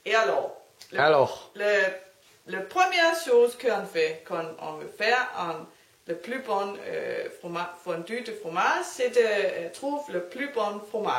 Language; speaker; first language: French; non-native, learner; Danish